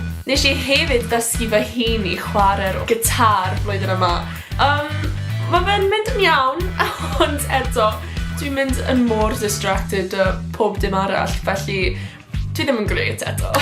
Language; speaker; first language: Welsh; non-native, local second language; English